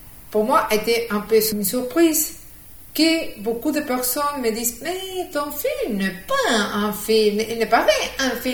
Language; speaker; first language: French; non-native, fluent; Spanish